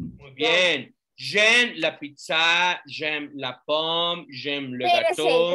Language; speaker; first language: French; non-native, fluent; Spanish